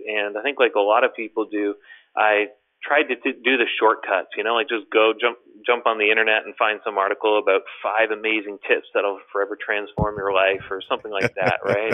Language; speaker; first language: English; native; English